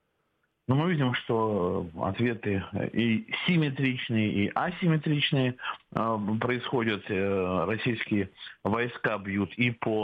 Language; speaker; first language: Russian; native; Russian